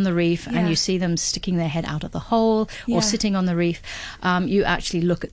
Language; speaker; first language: English; native; English